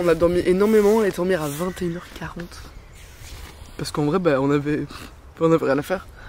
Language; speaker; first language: French; native; French